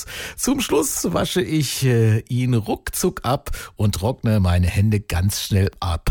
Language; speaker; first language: German; native; German